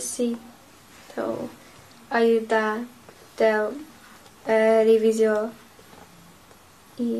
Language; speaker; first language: Spanish; non-native, learner; English